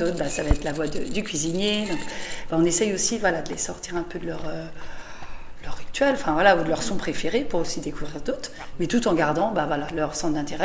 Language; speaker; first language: French; native; French